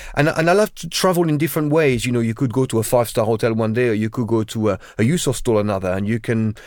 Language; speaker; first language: English; non-native, fluent; French